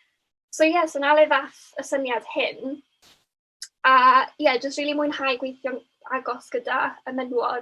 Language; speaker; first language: Welsh; native; Welsh